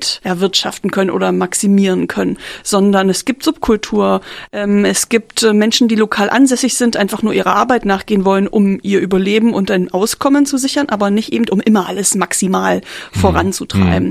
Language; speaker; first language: German; native; German